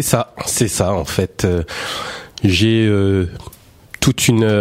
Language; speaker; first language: French; native; French